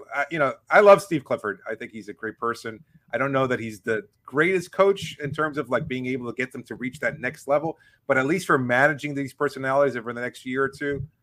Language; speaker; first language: English; native; English